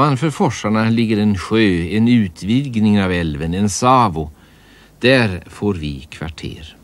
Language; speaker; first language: Swedish; native; Swedish